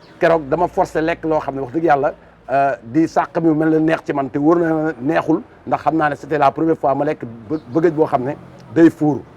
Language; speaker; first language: Wolof; native; Wolof